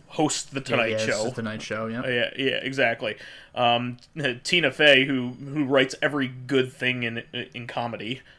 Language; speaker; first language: English; native; English